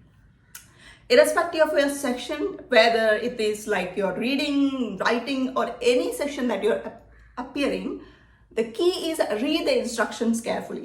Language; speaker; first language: English; non-native, local second language; Malayalam